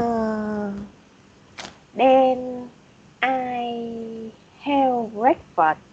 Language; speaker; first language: English; non-native, learner; Vietnamese